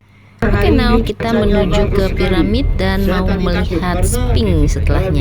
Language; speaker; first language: Indonesian; native; Indonesian